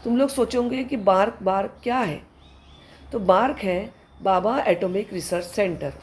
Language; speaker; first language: Hindi; non-native, local second language; Marathi